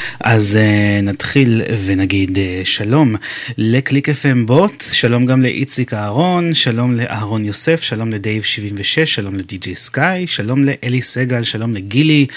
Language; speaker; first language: Hebrew; native; Hebrew